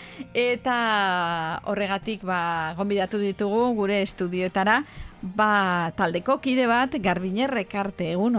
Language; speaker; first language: Basque; native; Basque